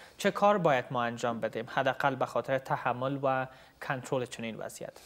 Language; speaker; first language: Persian; native; Persian